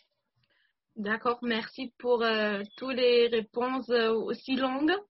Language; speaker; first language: French; non-native, fluent; German